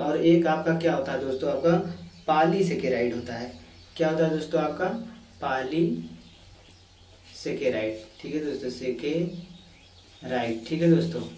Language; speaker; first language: Hindi; native; Hindi